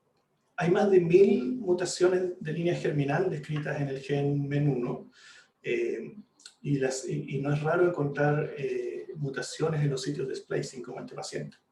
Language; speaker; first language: Spanish; native; Spanish